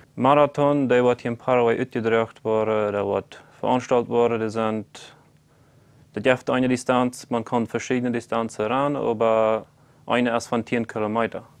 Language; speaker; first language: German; non-native, local second language; Plautdietsch